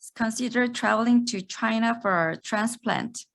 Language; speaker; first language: English; non-native, fluent; Korean